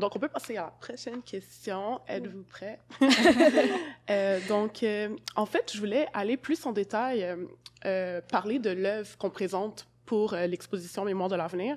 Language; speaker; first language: French; native; French